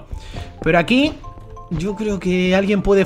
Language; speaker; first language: Spanish; native; Spanish